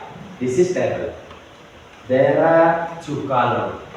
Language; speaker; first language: English; non-native, learner; Indonesian